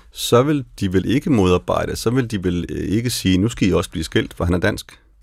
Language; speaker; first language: Danish; native; Danish